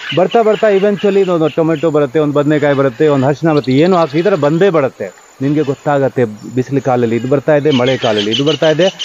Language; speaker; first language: Kannada; non-native, fluent; Hindi